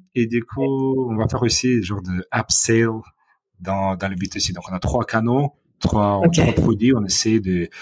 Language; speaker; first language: French; non-native, fluent; Ukrainian